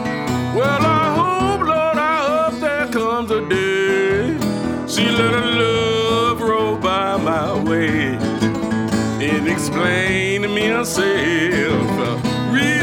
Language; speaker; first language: English; native; English